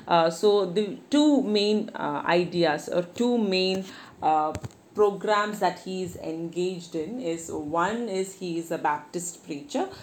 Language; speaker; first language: English; non-native, local second language; Malayalam